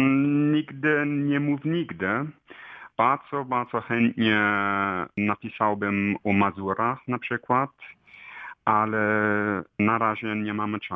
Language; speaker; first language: Polish; non-native, fluent; German